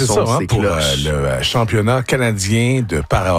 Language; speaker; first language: French; native; French